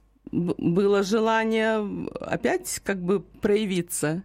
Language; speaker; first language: Russian; native; Russian